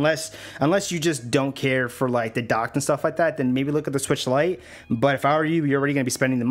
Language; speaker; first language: English; native; English